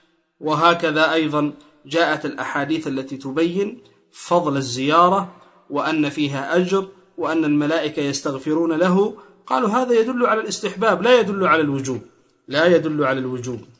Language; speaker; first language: Arabic; native; Arabic